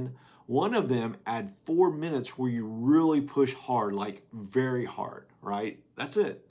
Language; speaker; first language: English; native; English